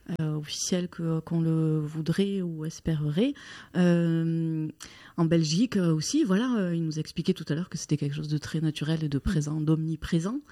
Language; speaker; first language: French; native; French